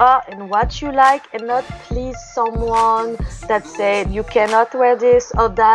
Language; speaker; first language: English; non-native, fluent; French